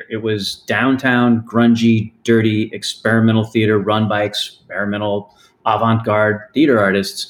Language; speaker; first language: English; native; English